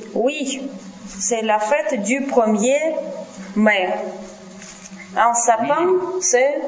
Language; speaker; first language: French; non-native, fluent; Russian